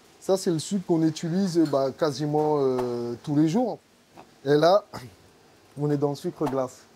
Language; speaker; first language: French; native; French